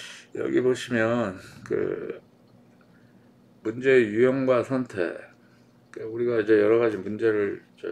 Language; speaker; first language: Korean; native; Korean